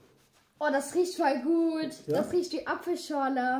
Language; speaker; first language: German; native; German